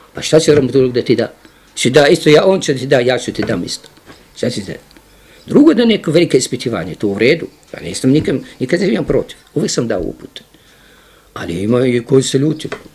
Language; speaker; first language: Croatian; non-native, fluent; Arabic